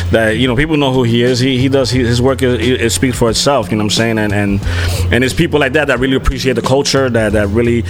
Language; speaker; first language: English; native; English